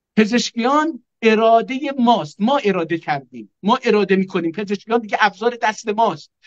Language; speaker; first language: Persian; non-native, local second language; Azerbaijani